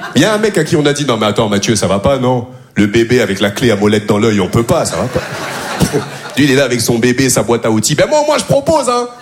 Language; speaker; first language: French; native; French